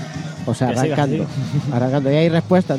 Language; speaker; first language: Spanish; native; Spanish